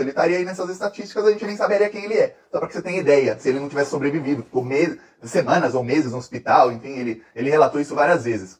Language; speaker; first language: Portuguese; native; Portuguese